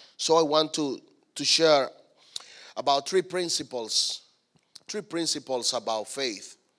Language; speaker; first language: English; non-native, fluent; Spanish